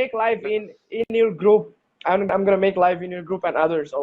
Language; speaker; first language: English; non-native, learner; Bangla